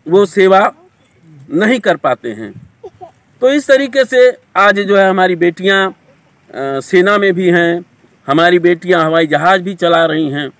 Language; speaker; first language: Hindi; native; Hindi